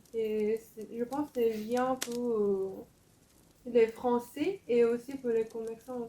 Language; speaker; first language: French; non-native, fluent; Korean